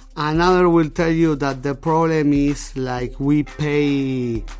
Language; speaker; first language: English; non-native, fluent; Spanish